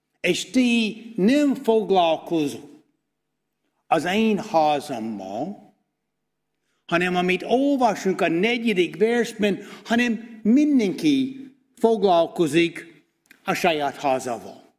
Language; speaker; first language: Hungarian; non-native, fluent; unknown